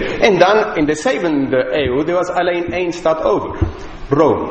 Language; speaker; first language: Dutch; non-native, fluent; English